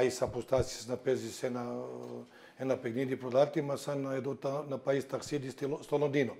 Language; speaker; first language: Greek; non-native, fluent; Serbian